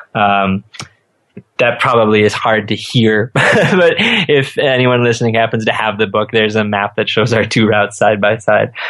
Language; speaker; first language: English; native; English